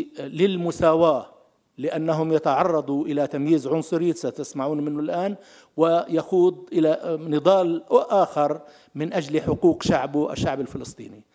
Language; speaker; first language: Arabic; native; Arabic